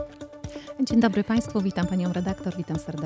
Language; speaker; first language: Polish; native; Polish